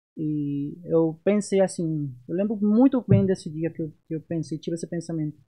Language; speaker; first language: Portuguese; non-native, fluent; Spanish